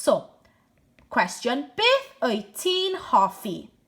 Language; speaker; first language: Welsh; non-native, local second language; English